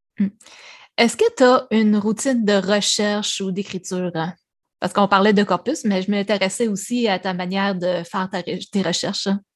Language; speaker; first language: French; native; French